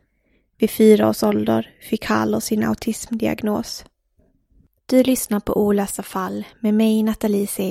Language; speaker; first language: Swedish; native; Swedish